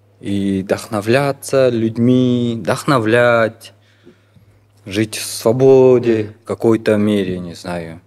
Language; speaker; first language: Russian; non-native, local second language; Kyrgyz